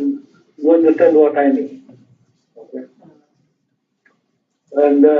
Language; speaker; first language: English; non-native, fluent; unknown